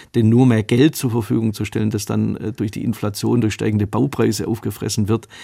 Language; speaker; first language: German; native; German